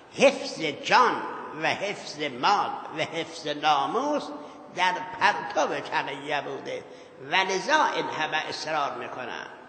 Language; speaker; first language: Persian; non-native, local second language; Azerbaijani